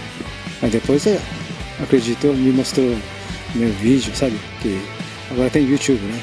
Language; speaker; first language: Portuguese; non-native, fluent; Japanese